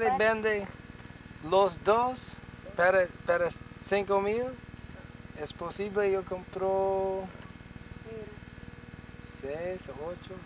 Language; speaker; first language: Spanish; non-native, learner; English